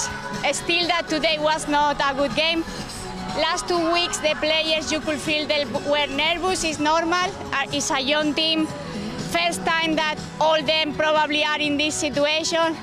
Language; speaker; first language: English; non-native, fluent; Spanish